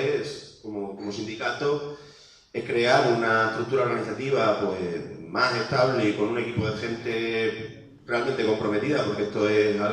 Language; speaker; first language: Spanish; native; Spanish